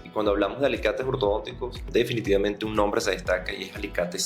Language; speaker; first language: Spanish; native; Spanish